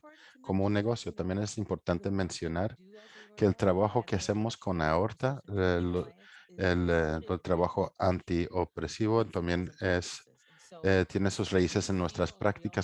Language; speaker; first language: Spanish; non-native, fluent; English